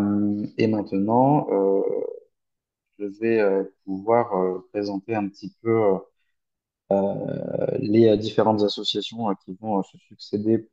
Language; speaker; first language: French; native; French